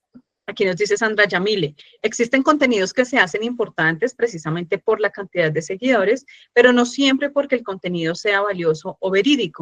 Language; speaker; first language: Spanish; native; Spanish